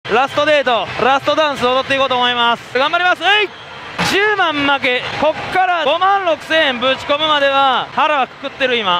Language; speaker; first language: Japanese; native; Japanese